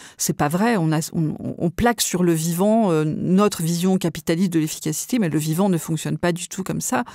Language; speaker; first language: French; native; French